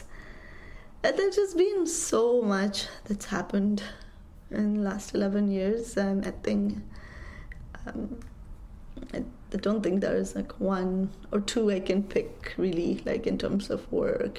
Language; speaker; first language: English; non-native, local second language; Nepali